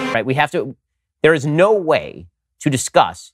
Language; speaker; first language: English; native; English